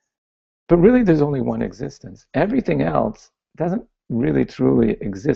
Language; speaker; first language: English; native; English